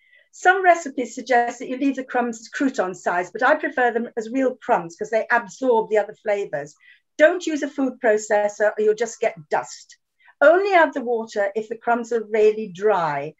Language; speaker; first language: English; native; English